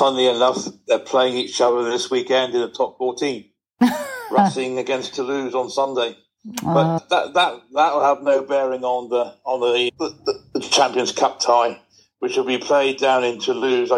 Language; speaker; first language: English; native; English